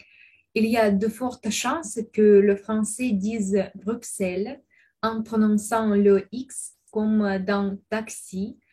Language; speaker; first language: French; non-native, fluent; Russian